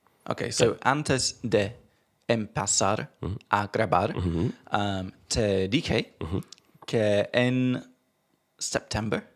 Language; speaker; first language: Spanish; non-native, learner; English